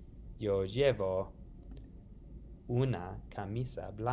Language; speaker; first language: Spanish; non-native, fluent; English